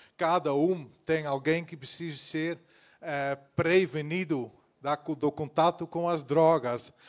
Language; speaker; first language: Portuguese; non-native, fluent; Dutch